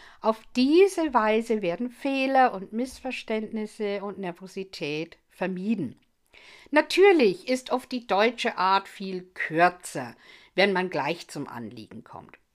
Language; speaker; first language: German; non-native, fluent; English